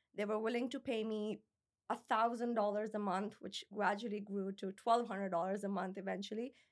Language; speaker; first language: English; non-native, local second language; Urdu